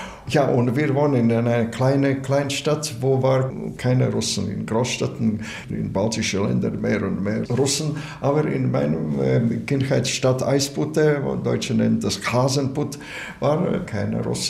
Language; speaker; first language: German; non-native, learner; Latvian